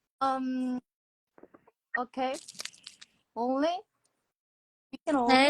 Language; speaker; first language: English; non-native, learner; Korean